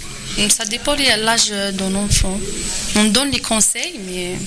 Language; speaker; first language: French; non-native, learner; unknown